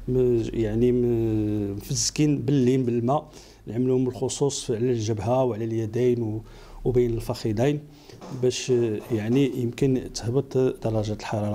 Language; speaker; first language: Arabic; native; Arabic